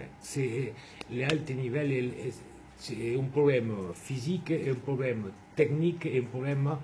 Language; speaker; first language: Italian; non-native, fluent; French